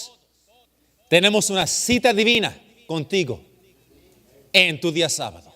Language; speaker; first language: Spanish; early bilingual, heritage; English